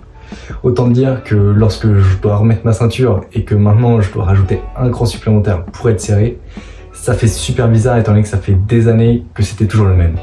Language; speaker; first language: French; native; French